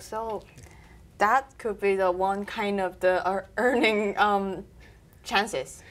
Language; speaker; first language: English; non-native, fluent; Korean